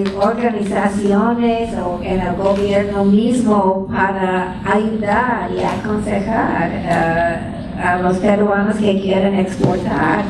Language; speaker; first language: Spanish; non-native, fluent; English